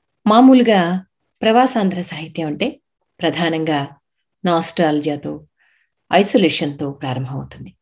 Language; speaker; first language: Telugu; native; Telugu